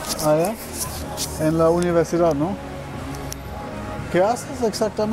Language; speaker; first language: Spanish; non-native, learner; English